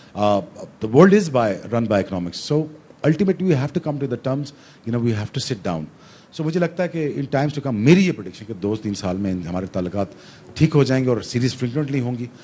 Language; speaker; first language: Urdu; non-native, local second language; Punjabi